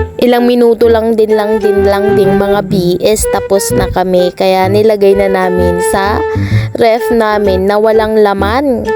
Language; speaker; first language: Filipino; non-native, local second language; Cebuano